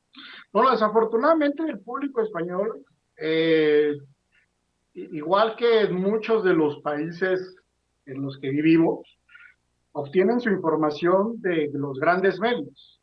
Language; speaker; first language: Spanish; native; Spanish